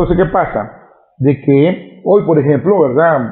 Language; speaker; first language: Spanish; native; Spanish